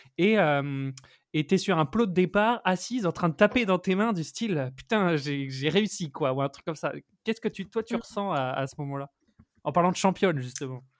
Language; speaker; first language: French; native; French